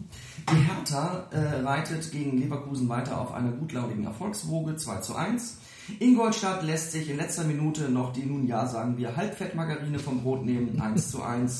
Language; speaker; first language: German; native; German